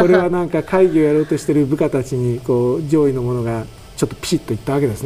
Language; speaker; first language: Japanese; native; Japanese